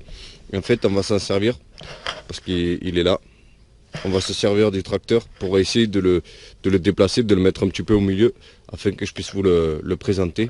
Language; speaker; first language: French; native; French